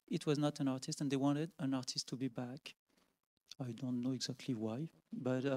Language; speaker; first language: English; non-native, fluent; French